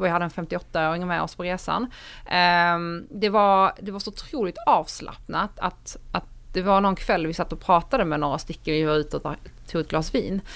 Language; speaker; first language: Swedish; native; Swedish